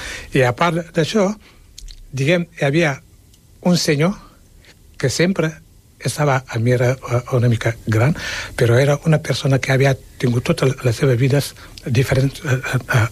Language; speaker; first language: Catalan; non-native, fluent; Wolof